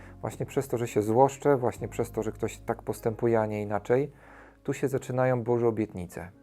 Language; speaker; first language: Polish; native; Polish